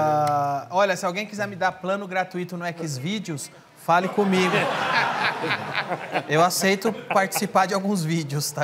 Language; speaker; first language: Portuguese; native; Portuguese